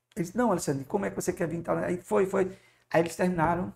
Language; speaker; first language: Portuguese; native; Portuguese